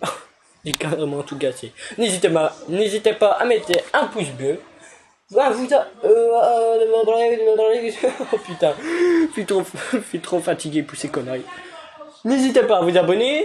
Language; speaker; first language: French; native; French